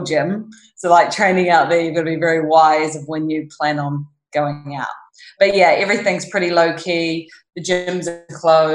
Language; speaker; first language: English; native; English